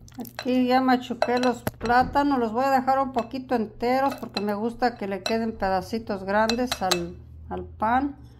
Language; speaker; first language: Spanish; early bilingual, heritage; Spanish